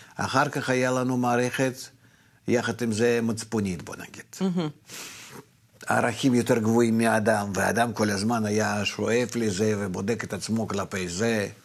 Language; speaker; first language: Hebrew; non-native, fluent; Russian